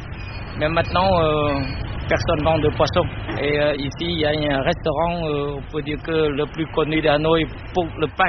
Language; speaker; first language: French; non-native, local second language; Vietnamese